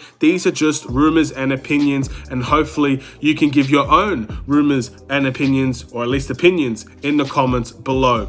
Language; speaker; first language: English; native; English